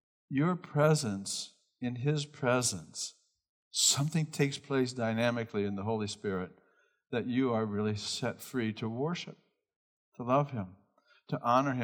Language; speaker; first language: English; native; English